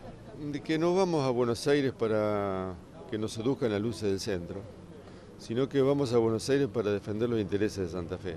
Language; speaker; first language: Spanish; native; Spanish